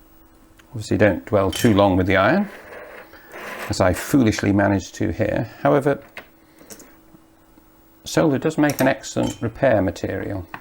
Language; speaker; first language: English; native; English